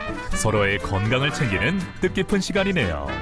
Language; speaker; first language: Korean; native; Korean